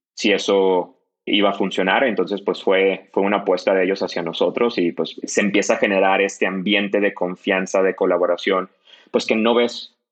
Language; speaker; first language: Spanish; native; Spanish